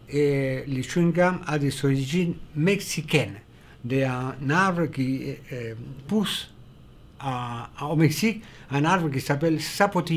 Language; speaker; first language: French; non-native, fluent; Spanish